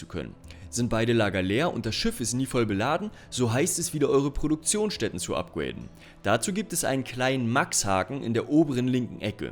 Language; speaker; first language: German; native; German